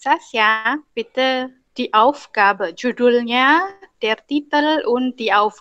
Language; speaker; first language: German; non-native, fluent; Indonesian